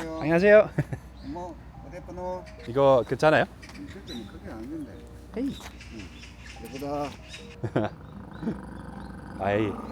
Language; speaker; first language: Korean; non-native, learner; Dutch